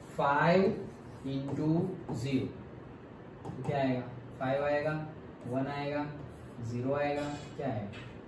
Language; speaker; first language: Hindi; non-native, local second language; Gujarati